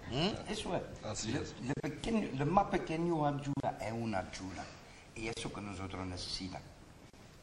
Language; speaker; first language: Spanish; non-native, learner; Dutch